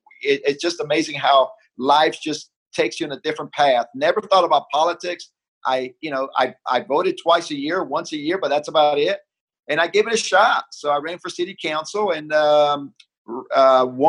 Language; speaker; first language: English; early bilingual, other home language; Spanish